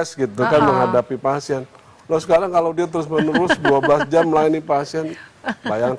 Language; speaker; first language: Indonesian; native; Indonesian